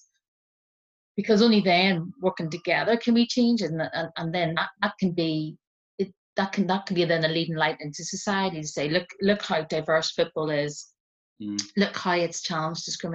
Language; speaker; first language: English; native; English